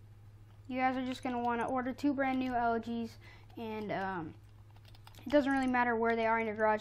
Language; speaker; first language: English; native; English